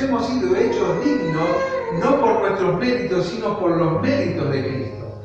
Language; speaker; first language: Spanish; native; Spanish